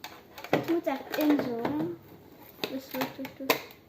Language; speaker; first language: Dutch; early bilingual, other home language; Filipino